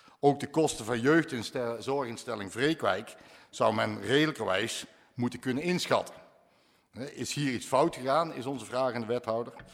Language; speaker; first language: Dutch; native; Dutch